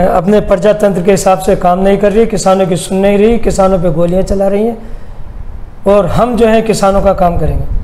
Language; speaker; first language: Hindi; native; Hindi